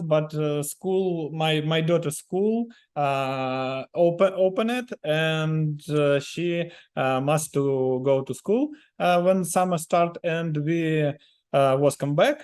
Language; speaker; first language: English; non-native, learner; Ukrainian